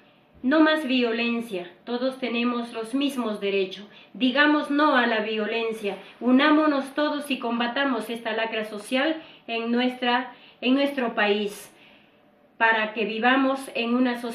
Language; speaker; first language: Spanish; native; Spanish